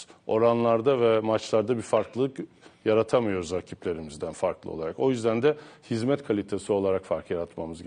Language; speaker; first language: Turkish; native; Turkish